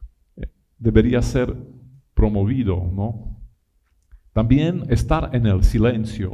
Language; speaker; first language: Spanish; non-native, fluent; Italian